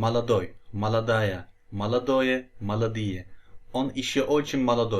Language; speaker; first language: Russian; non-native, fluent; Turkish